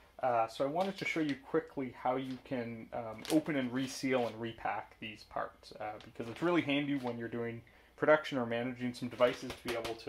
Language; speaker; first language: English; native; English